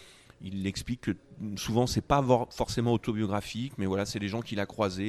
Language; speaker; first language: French; native; French